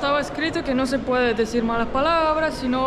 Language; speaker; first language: Spanish; native; Spanish